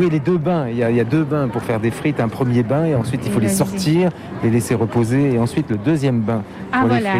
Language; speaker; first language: French; native; French